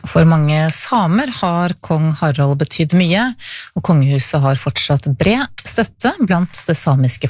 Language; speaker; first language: Norwegian; native; Norwegian